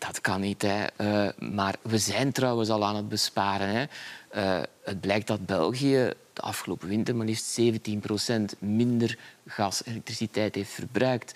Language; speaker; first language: Dutch; native; Dutch